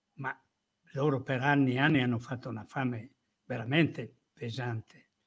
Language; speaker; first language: Italian; native; Italian